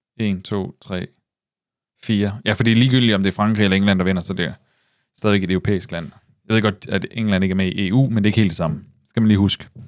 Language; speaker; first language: Danish; native; Danish